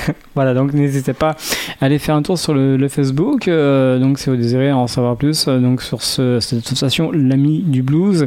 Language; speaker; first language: French; native; French